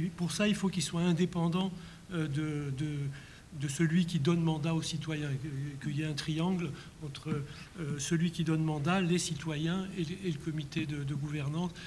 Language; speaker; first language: French; native; French